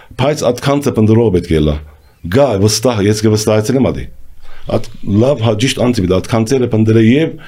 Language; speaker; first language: Armenian; early bilingual, heritage; Armenian